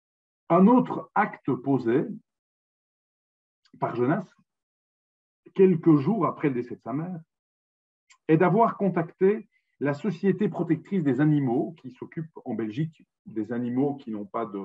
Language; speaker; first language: French; native; French